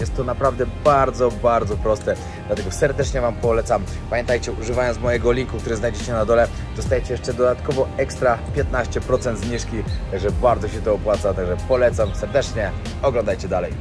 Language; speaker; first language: Polish; native; Polish